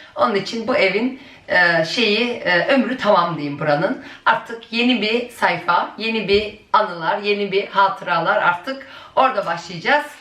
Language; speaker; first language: Turkish; early bilingual, heritage; Turkish